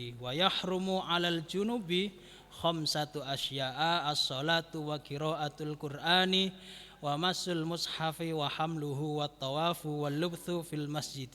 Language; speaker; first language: Arabic; non-native, fluent; Javanese